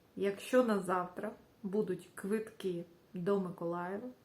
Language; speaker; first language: Ukrainian; native; Ukrainian